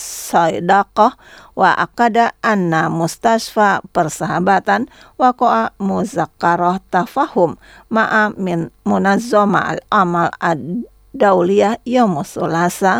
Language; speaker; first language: Arabic; non-native, learner; Indonesian